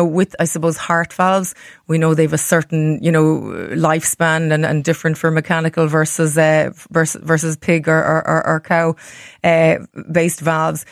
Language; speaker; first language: English; native; English